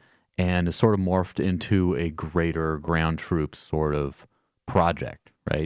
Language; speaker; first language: English; native; English